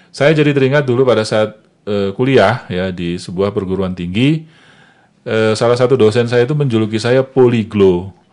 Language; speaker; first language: Indonesian; non-native, local second language; Malay